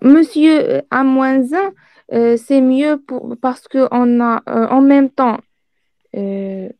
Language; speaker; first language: French; non-native, local second language; Arabic